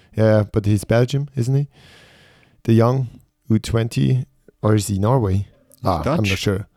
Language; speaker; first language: English; non-native, fluent; Swiss German